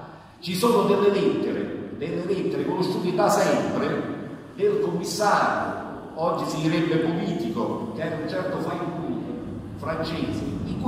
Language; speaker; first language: Italian; native; Italian